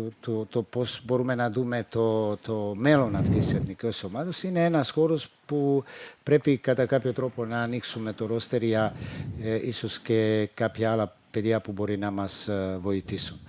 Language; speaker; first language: Greek; non-native, fluent; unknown